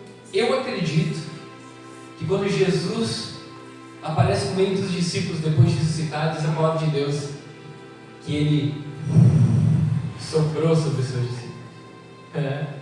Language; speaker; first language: Portuguese; native; Portuguese